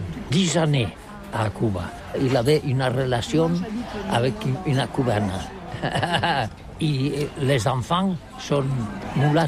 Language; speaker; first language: French; non-native, learner; Catalan